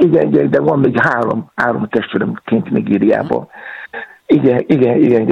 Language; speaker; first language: Hungarian; non-native, fluent; Yoruba